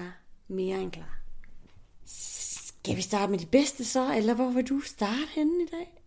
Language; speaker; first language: Danish; native; Danish